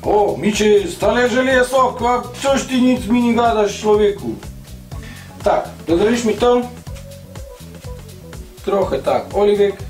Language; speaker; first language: Polish; non-native, learner; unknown